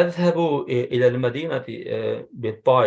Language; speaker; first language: Arabic; non-native, learner; English